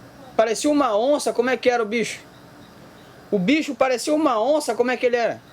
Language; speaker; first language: Portuguese; native; Portuguese